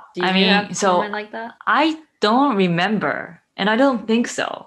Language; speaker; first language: English; non-native, fluent; Japanese